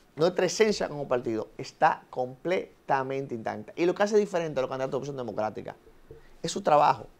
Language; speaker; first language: Spanish; native; Spanish